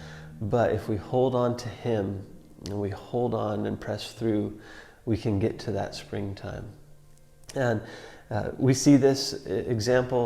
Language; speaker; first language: English; native; English